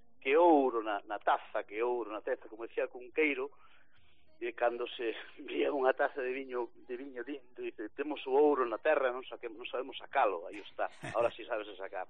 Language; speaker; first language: Galician; native; Galician